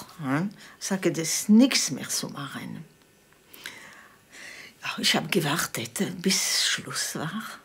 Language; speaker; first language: German; non-native, fluent; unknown